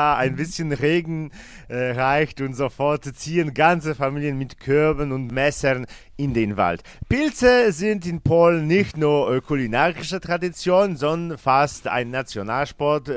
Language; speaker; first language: German; non-native, fluent; Polish